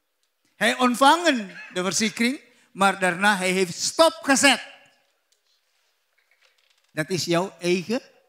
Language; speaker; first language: Dutch; non-native, learner; Indonesian